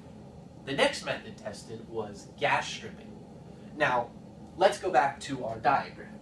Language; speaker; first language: English; native; English